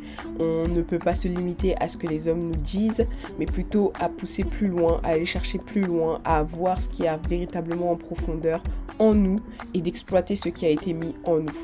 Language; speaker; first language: French; early bilingual, other home language; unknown